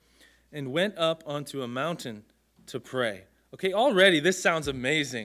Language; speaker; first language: English; native; English